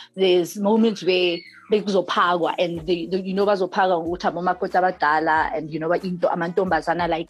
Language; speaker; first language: English; non-native, local second language; Zulu